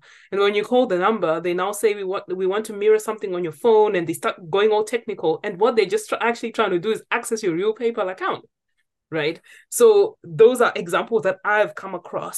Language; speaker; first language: English; non-native, local second language; Shona